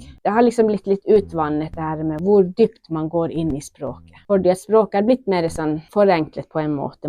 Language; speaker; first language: Norwegian; non-native, local second language; Northern Sami